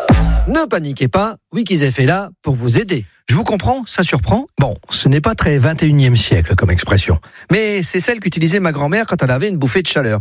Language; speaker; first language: French; native; French